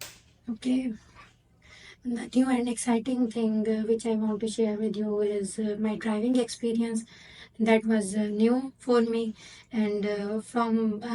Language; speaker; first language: English; non-native, learner; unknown